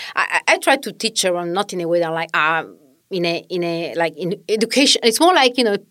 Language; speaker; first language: English; non-native, fluent; Italian